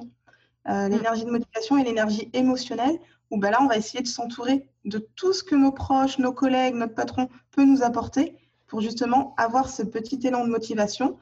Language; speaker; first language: French; native; French